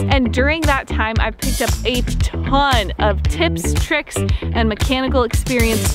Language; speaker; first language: English; native; English